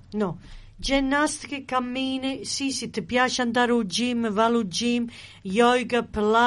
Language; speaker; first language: Italian; early bilingual, heritage; Italian